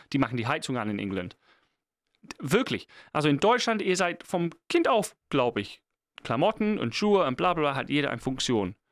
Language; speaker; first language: German; non-native, fluent; English